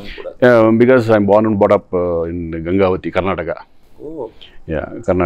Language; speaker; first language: Tamil; non-native, local second language; Telugu